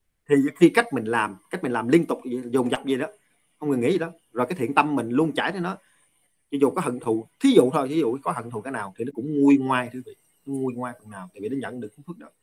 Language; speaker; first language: Vietnamese; native; Vietnamese